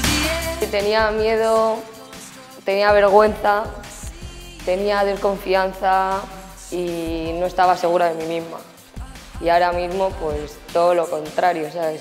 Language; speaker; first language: Spanish; native; Spanish